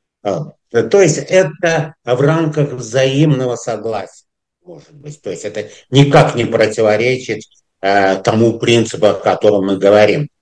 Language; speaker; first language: Russian; non-native, fluent; Azerbaijani